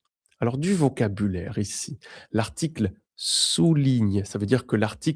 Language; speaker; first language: French; native; French